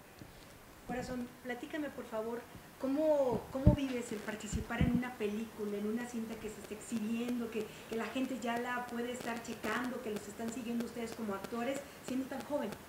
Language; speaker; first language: Spanish; native; Spanish